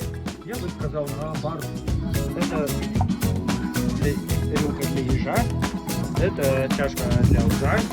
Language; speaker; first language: Russian; native; Russian